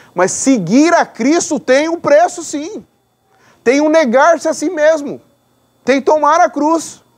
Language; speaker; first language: Portuguese; native; Portuguese